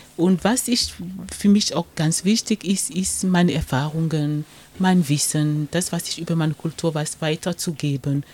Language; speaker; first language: German; non-native, fluent; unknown